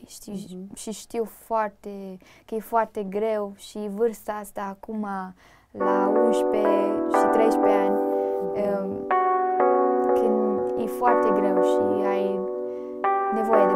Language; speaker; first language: Romanian; early bilingual, heritage; Romanian